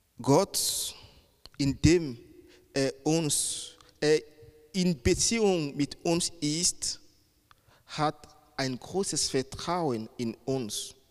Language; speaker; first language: German; non-native, fluent; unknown